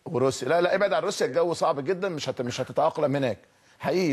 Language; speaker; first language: Arabic; native; Arabic